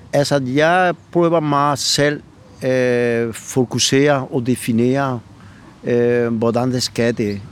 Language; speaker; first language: Danish; non-native, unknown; Spanish